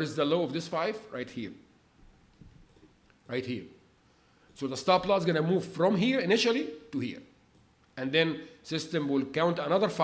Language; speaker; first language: English; non-native, fluent; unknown